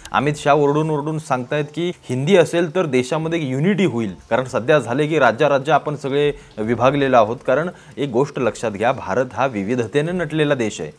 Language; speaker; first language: Marathi; native; Marathi